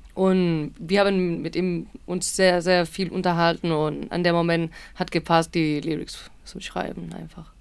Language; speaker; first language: German; non-native, learner; Spanish